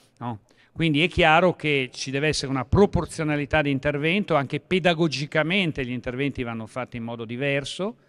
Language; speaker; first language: Italian; native; Italian